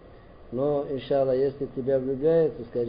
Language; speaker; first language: Russian; non-native, learner; Arabic